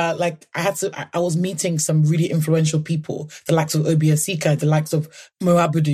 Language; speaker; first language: English; non-native, local second language; Yoruba